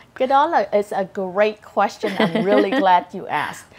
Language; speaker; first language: English; early bilingual, other home language; Vietnamese